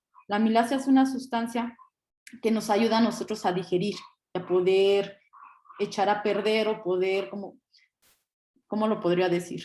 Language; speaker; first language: Spanish; native; Spanish